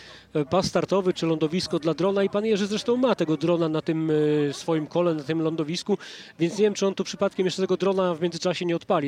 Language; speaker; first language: Polish; native; Polish